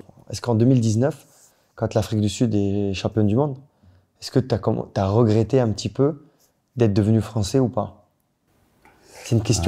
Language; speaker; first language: French; native; French